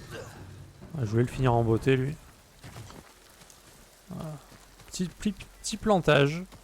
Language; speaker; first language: French; native; French